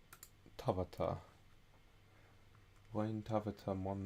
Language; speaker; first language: Finnish; non-native, learner; English